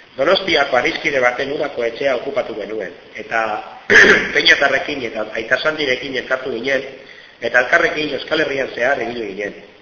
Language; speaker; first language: Basque; non-native, fluent; Finnish